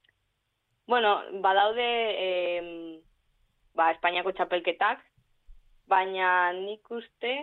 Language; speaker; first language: Basque; non-native, local second language; Spanish